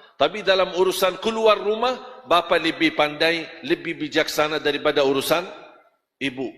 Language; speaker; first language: Malay; non-native, fluent; Arabic